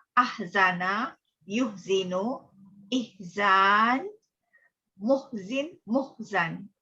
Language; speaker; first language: Arabic; non-native, learner; Malay